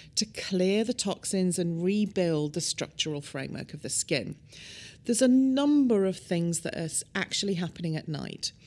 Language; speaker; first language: English; native; English